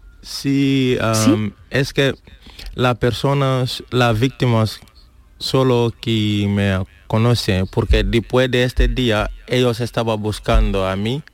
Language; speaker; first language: Spanish; non-native, learner; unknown